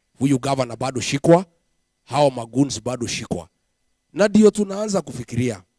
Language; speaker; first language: Swahili; non-native, local second language; Kikuyu